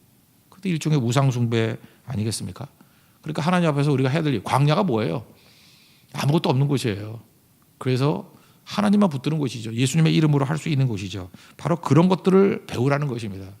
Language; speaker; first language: Korean; native; Korean